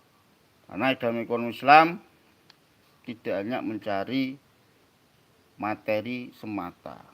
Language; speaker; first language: Indonesian; native; Indonesian